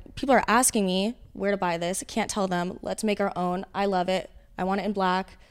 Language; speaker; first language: English; native; English